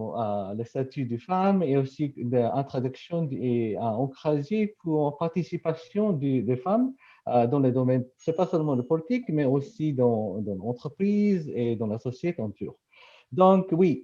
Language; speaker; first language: French; non-native, fluent; Japanese